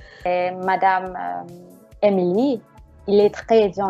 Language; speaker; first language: French; non-native, learner; Thai